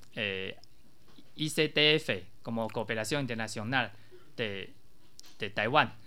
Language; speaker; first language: Spanish; non-native, learner; Chinese